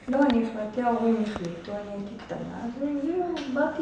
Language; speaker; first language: Hebrew; non-native, fluent; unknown